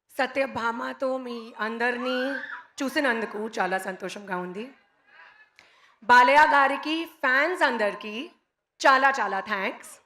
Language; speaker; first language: Telugu; non-native, local second language; Hindi